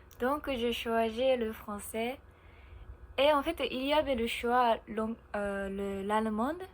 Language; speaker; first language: French; non-native, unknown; Japanese